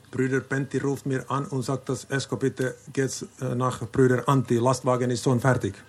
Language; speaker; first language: German; non-native, learner; Finnish